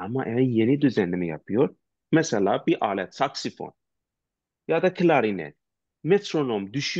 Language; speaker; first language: Turkish; non-native, learner; Persian